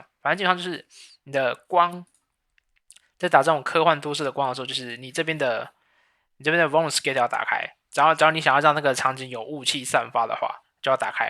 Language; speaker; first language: Chinese; native; Chinese